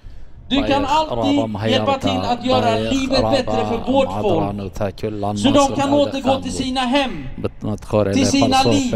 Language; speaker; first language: Swedish; early bilingual, other home language; Assyrian Neo-Aramaic